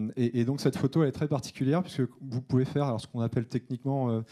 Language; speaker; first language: French; native; French